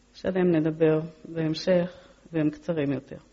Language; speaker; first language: Hebrew; early bilingual, other home language; Polish